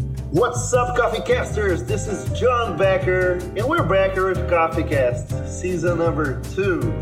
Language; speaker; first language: English; non-native, fluent; Portuguese